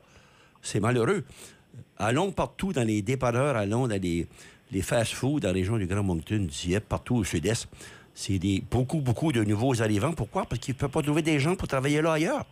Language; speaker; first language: French; native; French